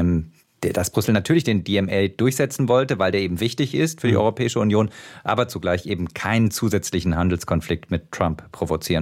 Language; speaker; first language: German; native; German